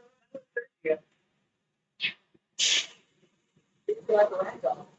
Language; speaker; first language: English; native; English